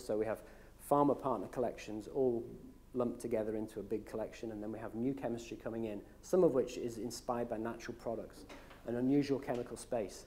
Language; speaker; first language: English; native; English